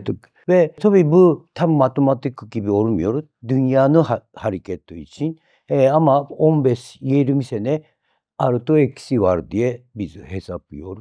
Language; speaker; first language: Turkish; non-native, fluent; Japanese